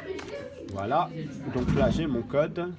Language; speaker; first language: French; native; French